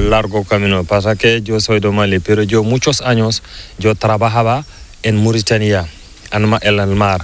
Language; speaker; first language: Spanish; non-native, learner; Fula